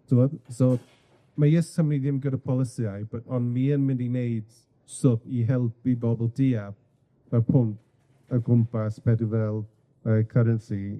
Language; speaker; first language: Welsh; non-native, fluent; English